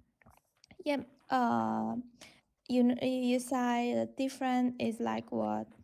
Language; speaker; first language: English; non-native, learner; Chinese